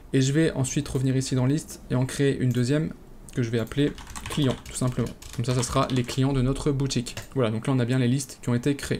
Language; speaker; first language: French; native; French